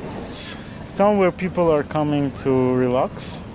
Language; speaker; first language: English; non-native, fluent; Kazakh